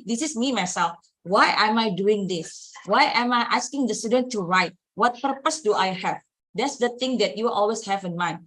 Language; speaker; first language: English; non-native, fluent; Indonesian